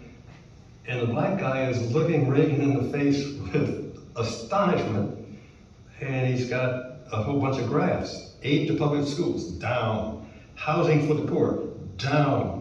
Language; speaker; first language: English; native; English